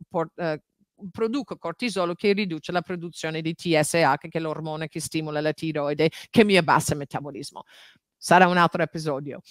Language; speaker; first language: Italian; non-native, fluent; English